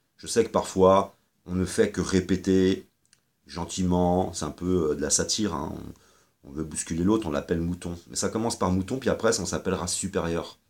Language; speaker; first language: French; native; French